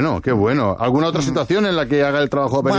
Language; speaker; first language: Spanish; native; Spanish